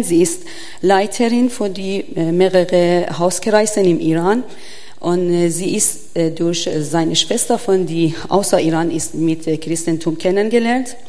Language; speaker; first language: German; non-native, learner; Persian